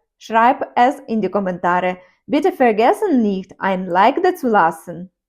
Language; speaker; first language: German; non-native, fluent; Ukrainian